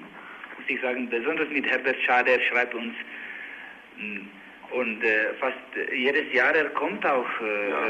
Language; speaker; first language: German; non-native, learner; Czech